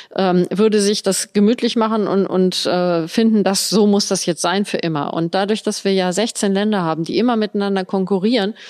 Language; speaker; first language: German; native; German